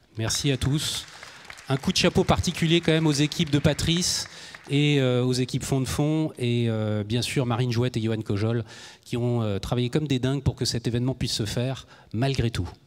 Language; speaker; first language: French; native; French